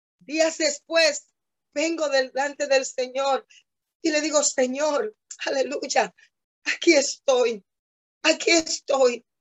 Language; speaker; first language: Spanish; native; Spanish